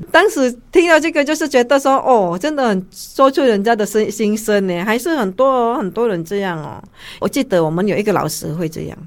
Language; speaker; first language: Chinese; non-native, fluent; Indonesian